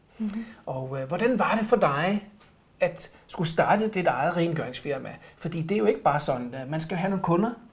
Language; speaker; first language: Danish; native; Danish